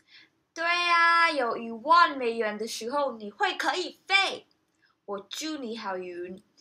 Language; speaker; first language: Chinese; non-native, learner; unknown